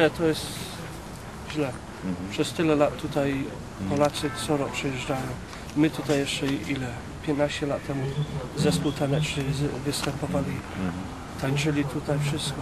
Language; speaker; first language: Polish; early bilingual, heritage; Polish